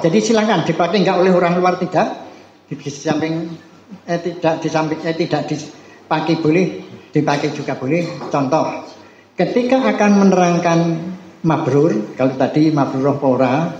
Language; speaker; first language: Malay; non-native, local second language; Javanese